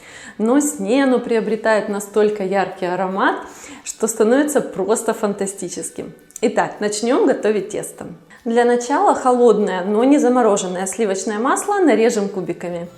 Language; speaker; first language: Russian; native; Russian